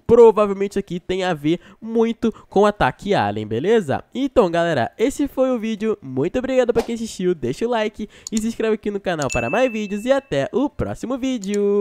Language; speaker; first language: Portuguese; native; Portuguese